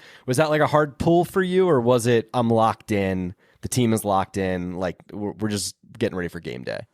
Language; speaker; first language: English; native; English